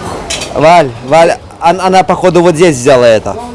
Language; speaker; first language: Russian; native; Russian